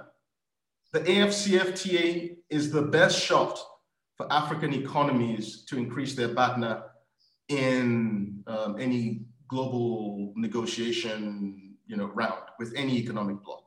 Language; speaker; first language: English; non-native, local second language; Yoruba